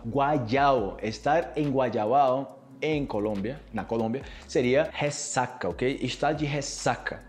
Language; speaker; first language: Portuguese; native; Portuguese